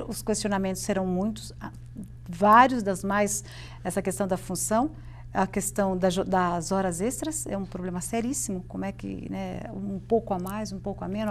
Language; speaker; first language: Portuguese; native; Portuguese